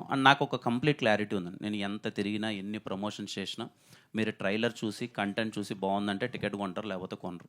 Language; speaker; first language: Telugu; native; Telugu